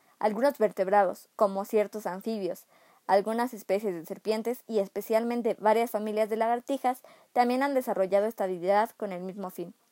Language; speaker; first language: Spanish; native; Spanish